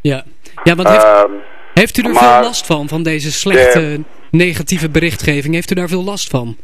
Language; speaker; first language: Dutch; native; Dutch